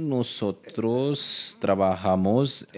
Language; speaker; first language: Spanish; non-native, learner; Hindi